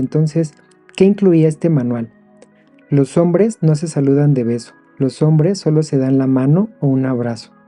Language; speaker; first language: Spanish; native; Spanish